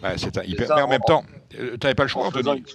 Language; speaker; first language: French; native; French